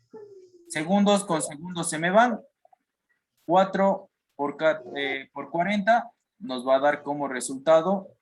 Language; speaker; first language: Spanish; native; Spanish